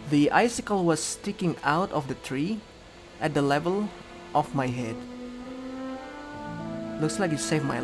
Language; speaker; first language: English; non-native, fluent; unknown